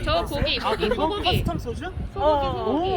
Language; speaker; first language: Korean; native; Korean